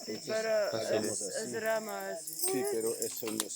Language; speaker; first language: Spanish; non-native, learner; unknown